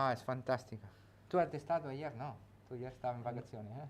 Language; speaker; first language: Spanish; non-native, learner; Italian